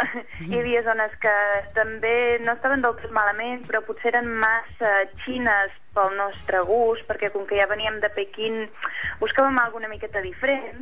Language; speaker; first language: Catalan; native; Catalan